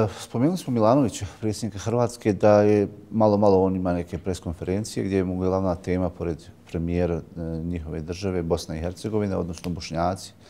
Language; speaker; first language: Bosnian; native; Bosnian